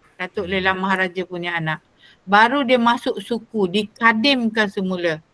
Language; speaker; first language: Malay; native; Malay